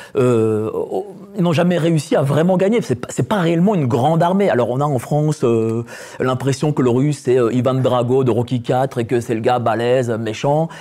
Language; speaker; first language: French; non-native, fluent; Polish